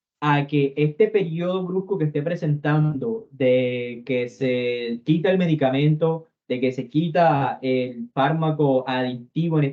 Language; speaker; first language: Spanish; native; Spanish